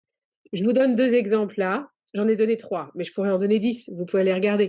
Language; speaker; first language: French; native; French